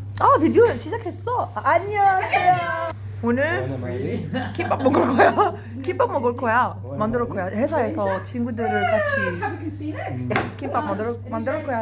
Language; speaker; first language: Korean; non-native, learner; Arabic